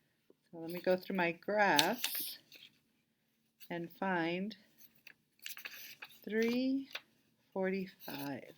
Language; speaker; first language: English; native; English